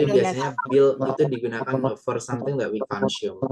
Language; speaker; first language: English; non-native, local second language; Indonesian